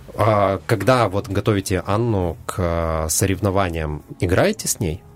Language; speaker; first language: Russian; native; Russian